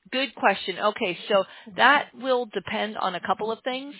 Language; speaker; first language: English; native; English